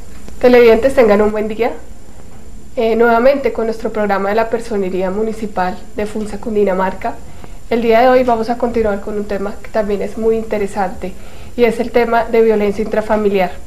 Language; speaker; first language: Spanish; native; Spanish